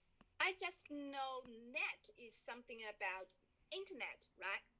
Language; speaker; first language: English; non-native, learner; Chinese